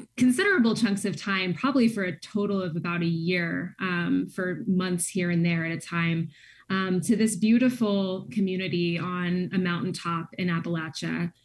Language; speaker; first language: English; native; English